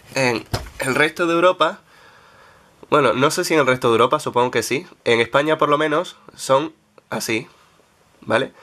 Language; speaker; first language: Spanish; native; Spanish